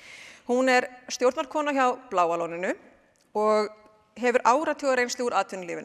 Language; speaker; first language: Icelandic; native; Icelandic